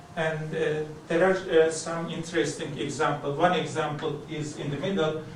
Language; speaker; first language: English; non-native, fluent; Turkish